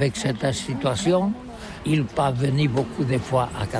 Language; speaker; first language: French; non-native, learner; Catalan